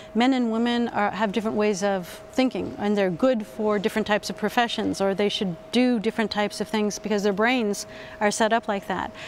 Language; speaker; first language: English; native; English